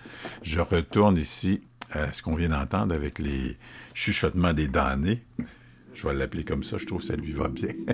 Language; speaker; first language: French; native; French